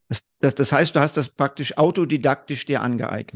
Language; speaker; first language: German; native; German